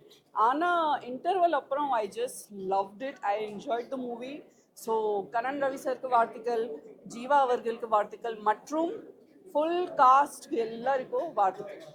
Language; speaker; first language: Tamil; non-native, fluent; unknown